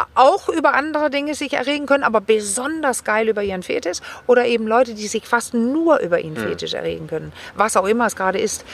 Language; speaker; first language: German; non-native, fluent; Danish